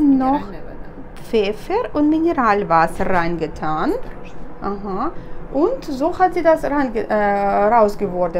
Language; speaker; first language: German; non-native, fluent; Russian